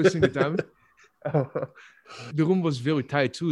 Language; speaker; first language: English; non-native, fluent; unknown